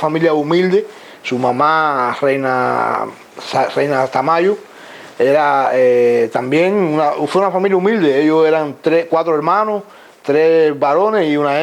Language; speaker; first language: Spanish; native; Spanish